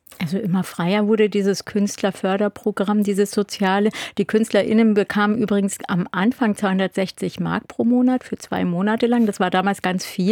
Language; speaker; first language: German; native; German